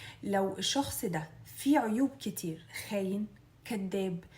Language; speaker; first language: Arabic; native; Arabic